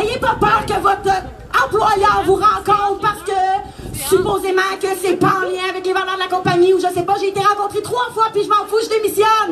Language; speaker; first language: French; native; French